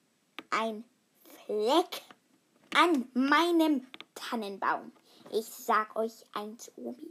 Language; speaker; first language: German; native; German